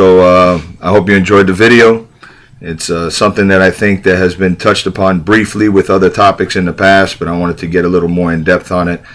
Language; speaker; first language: English; native; English